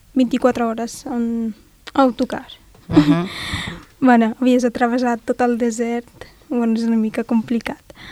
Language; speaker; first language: Catalan; non-native, fluent; Arabic